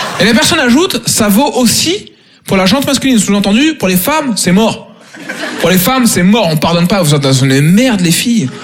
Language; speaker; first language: French; native; French